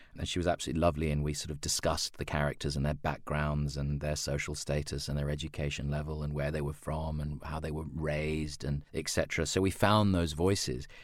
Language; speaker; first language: English; native; English